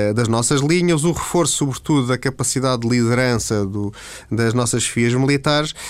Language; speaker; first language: Portuguese; native; Portuguese